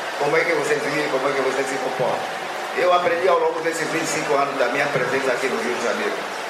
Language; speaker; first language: Portuguese; non-native, local second language; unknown